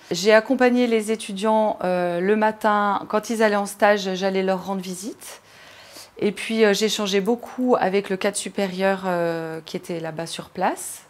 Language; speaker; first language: French; native; French